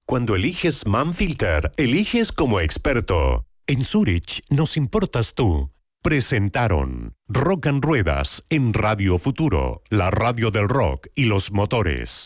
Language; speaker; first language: Spanish; native; Spanish